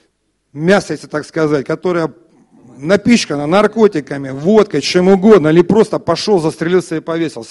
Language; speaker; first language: Russian; native; Russian